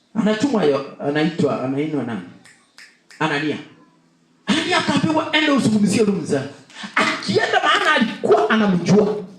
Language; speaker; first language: Swahili; non-native, local second language; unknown